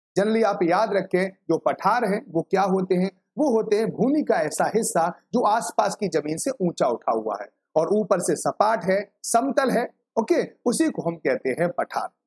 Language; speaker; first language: Hindi; native; Hindi